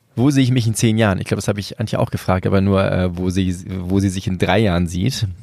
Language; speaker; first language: German; early bilingual, other home language; Spanish